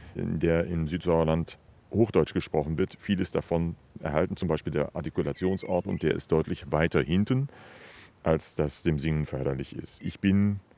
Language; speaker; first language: German; native; German